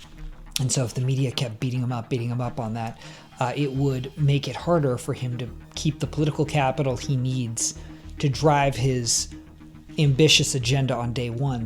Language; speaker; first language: English; native; English